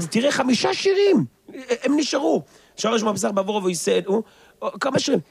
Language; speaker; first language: Hebrew; native; Hebrew